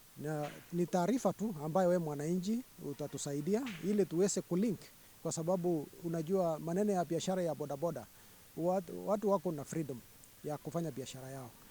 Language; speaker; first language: Swahili; non-native, local second language; Kalenjin